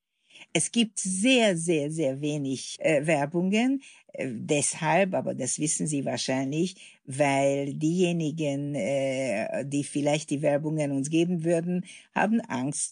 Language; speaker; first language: German; non-native, fluent; Hungarian